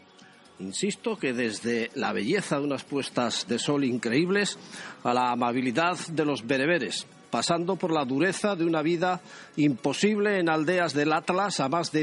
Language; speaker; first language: Spanish; native; Spanish